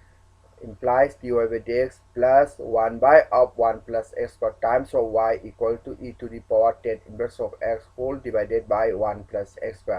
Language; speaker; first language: English; non-native, local second language; Manipuri